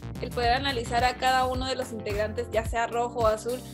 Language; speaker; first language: Spanish; native; Spanish